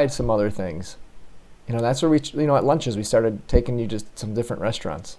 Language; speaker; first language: English; native; English